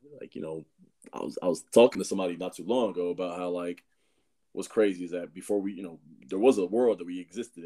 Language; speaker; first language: English; native; English